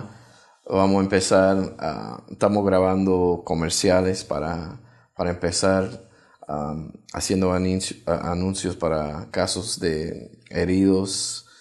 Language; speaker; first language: Spanish; early bilingual, heritage; Spanish